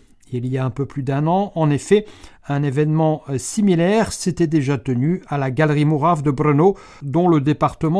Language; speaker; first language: French; native; French